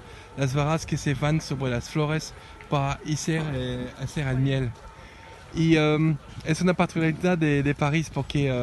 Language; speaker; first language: Spanish; non-native, learner; French